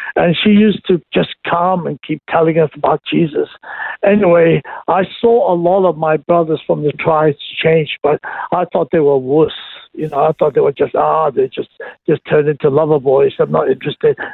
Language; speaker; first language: English; non-native, local second language; Cantonese